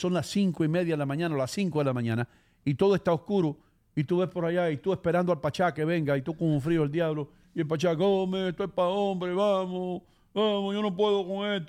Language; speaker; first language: Spanish; native; Spanish